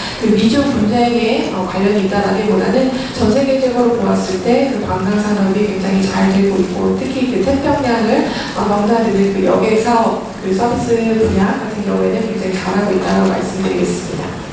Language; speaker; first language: Korean; native; Korean